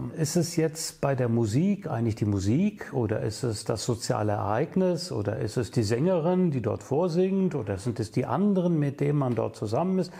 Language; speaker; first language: German; native; German